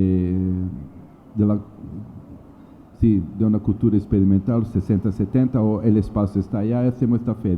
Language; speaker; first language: Spanish; non-native, learner; Portuguese